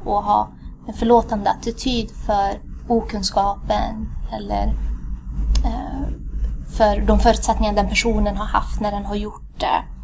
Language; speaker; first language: Swedish; early bilingual, other home language; Tigrinya